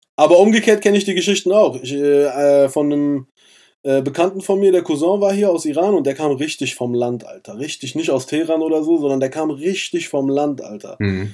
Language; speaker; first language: German; early bilingual, other home language; Persian